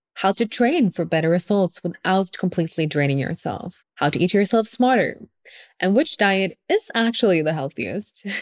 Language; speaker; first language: English; non-native, fluent; Norwegian